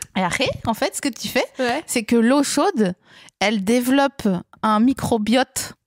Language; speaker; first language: French; native; French